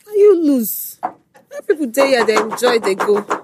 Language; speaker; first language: English; non-native, local second language; Igbo